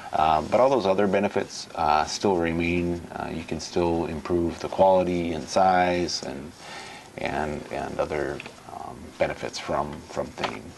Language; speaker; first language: English; native; English